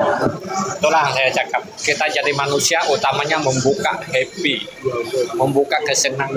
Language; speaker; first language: Indonesian; non-native, learner; Vietnamese